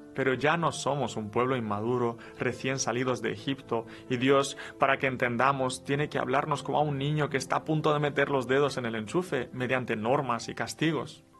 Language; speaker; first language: Spanish; non-native, fluent; Romanian